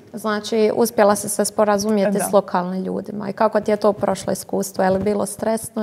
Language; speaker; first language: Croatian; native; Croatian